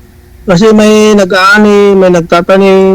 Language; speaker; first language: Filipino; non-native, local second language; Iloko